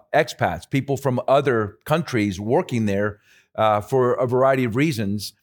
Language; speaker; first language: English; early bilingual, other home language; Spanish